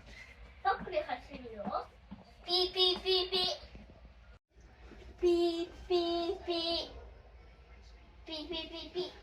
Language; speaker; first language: Japanese; native; Japanese